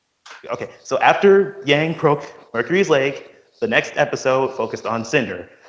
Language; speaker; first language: English; native; English